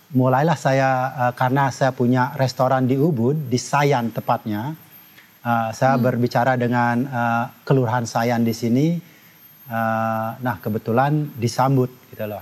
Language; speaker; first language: Indonesian; non-native, local second language; Balinese